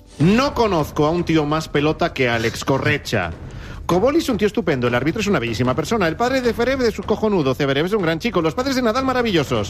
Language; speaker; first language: Spanish; native; Spanish